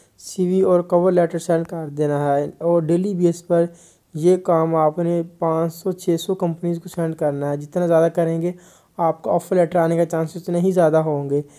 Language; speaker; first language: Urdu; non-native, local second language; Punjabi